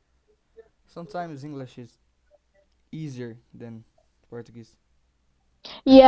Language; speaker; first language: English; non-native, learner; Portuguese